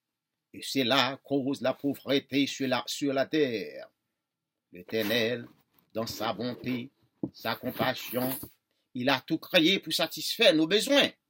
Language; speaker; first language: French; non-native, local second language; Haitian Creole